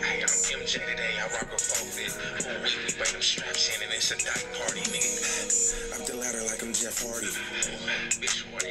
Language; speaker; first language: English; native; English